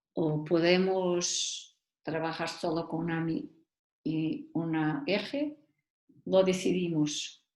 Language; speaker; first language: Spanish; non-native, learner; Portuguese